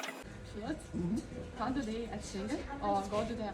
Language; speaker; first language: Danish; non-native, learner; German